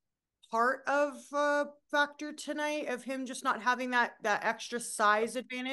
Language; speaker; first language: English; native; English